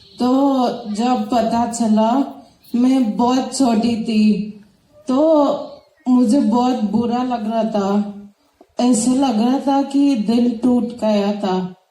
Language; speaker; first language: Hindi; non-native, local second language; Telugu